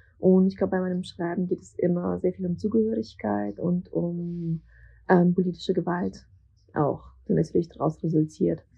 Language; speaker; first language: German; early bilingual, other home language; Russian